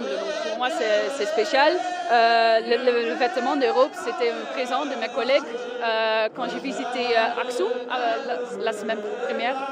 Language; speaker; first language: French; non-native, learner; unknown